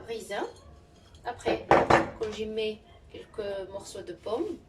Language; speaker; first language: French; non-native, local second language; Arabic